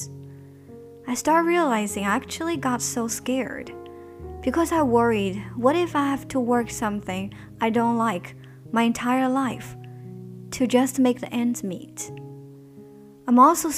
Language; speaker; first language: English; non-native, fluent; Chinese